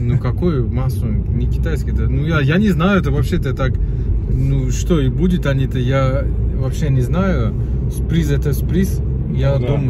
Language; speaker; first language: Russian; non-native, learner; Turkish